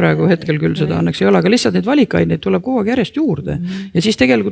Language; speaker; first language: Estonian; native; Estonian